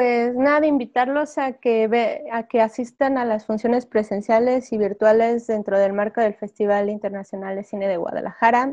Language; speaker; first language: Spanish; native; Spanish